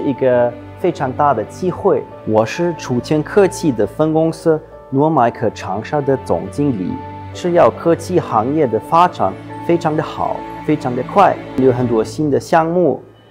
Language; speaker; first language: Chinese; non-native, fluent; German